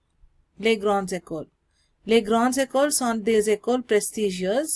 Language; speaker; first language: French; non-native, learner; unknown